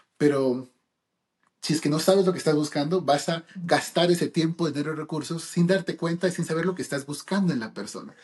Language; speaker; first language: Spanish; early bilingual, heritage; Spanish